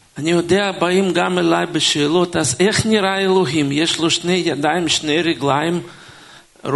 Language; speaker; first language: Hebrew; non-native, fluent; Russian